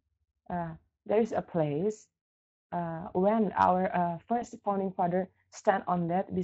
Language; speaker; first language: English; non-native, learner; Indonesian